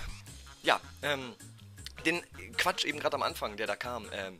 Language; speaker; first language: German; native; German